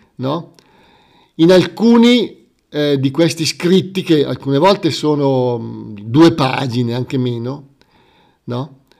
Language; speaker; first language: Italian; native; Italian